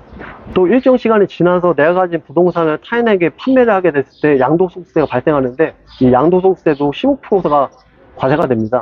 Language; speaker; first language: Korean; native; Korean